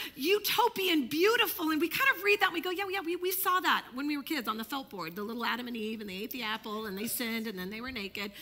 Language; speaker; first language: English; early bilingual, other home language; Italian